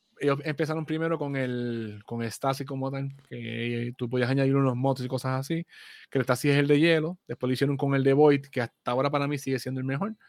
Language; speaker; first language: Spanish; native; Spanish